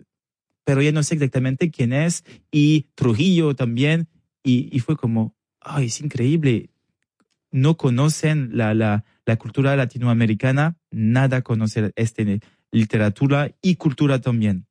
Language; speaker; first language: Spanish; non-native, learner; French